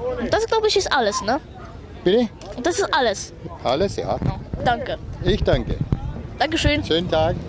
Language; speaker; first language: German; non-native, learner; Polish